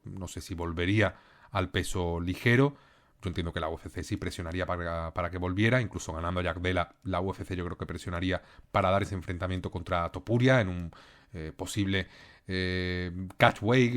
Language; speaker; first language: Spanish; native; Spanish